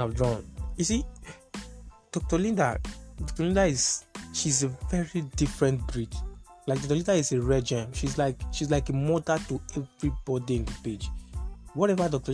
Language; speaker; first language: English; non-native, local second language; Igbo